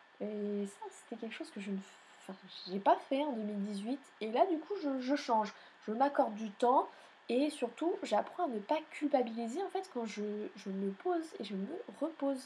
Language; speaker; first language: French; native; French